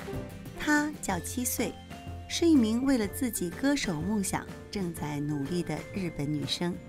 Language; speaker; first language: Chinese; native; Chinese